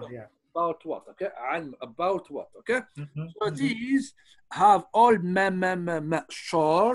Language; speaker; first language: English; non-native, fluent; Arabic